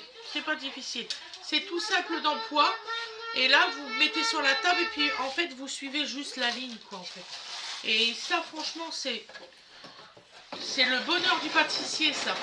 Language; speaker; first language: French; native; French